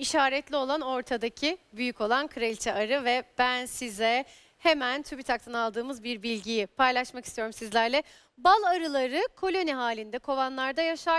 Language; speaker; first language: Turkish; native; Turkish